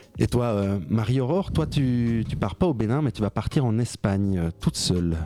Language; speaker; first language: French; native; French